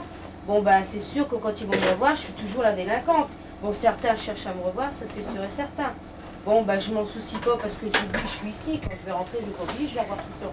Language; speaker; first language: French; native; French